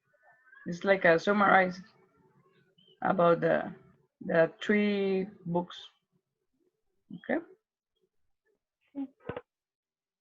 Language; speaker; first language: English; non-native, learner; Spanish